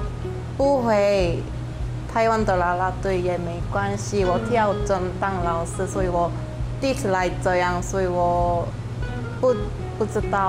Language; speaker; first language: Chinese; non-native, learner; Korean